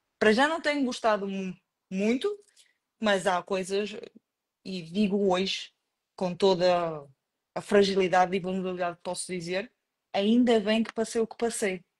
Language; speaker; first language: Portuguese; non-native, fluent; Spanish